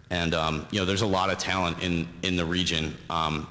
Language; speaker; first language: English; native; English